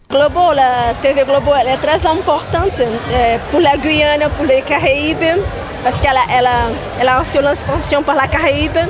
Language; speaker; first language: French; non-native, fluent; Portuguese